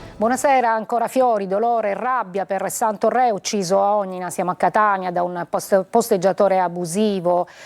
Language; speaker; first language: Italian; native; Italian